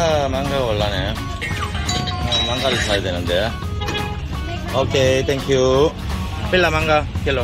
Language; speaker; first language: Korean; native; Korean